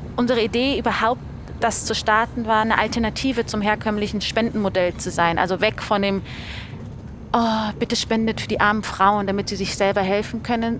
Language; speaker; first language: German; early bilingual, other home language; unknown